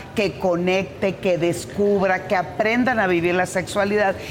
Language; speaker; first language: Spanish; native; Spanish